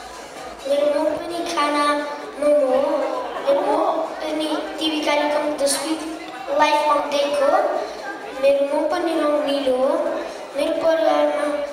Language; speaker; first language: Nepali; early bilingual, heritage; Nepali